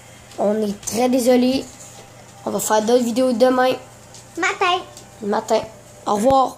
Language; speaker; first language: French; native; French